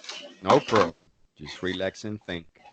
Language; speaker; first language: English; non-native, fluent; Spanish